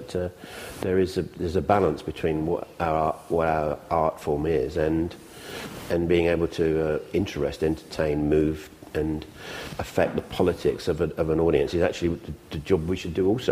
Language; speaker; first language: English; native; English